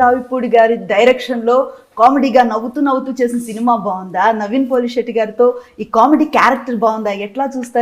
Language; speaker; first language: Telugu; native; Telugu